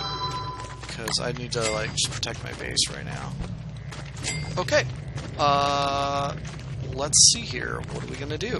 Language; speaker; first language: English; native; English